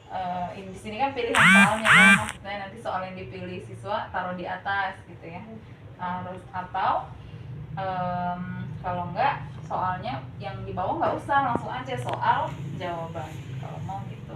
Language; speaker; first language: Indonesian; native; Indonesian